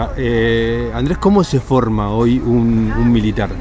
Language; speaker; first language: Spanish; native; Spanish